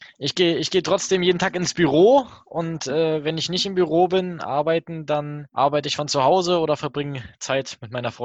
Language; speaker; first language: German; native; German